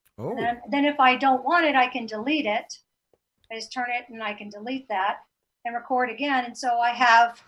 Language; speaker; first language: English; native; English